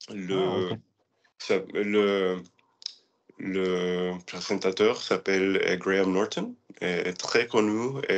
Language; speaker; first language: French; non-native, learner; English